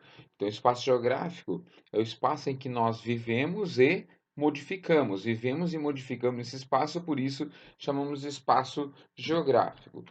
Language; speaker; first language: Portuguese; native; Portuguese